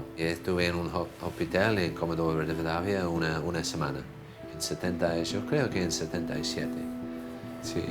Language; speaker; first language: Spanish; non-native, fluent; English